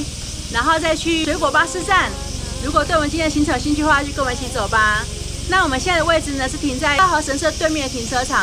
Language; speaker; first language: Chinese; native; Chinese